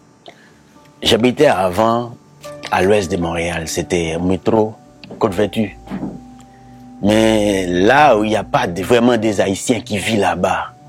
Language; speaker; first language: French; non-native, local second language; Haitian Creole